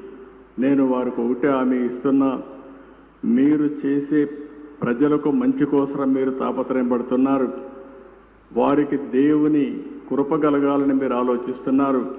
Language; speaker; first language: Telugu; native; Telugu